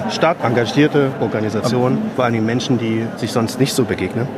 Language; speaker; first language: German; native; German